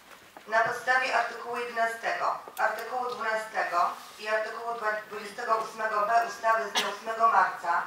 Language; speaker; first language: Polish; native; Polish